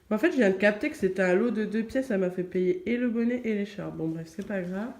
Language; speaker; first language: French; native; French